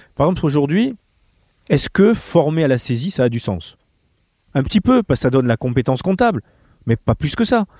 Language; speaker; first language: French; native; French